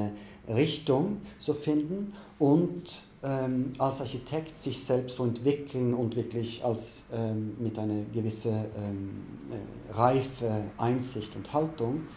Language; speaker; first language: German; non-native, fluent; Norwegian